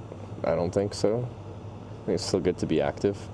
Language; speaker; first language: English; native; English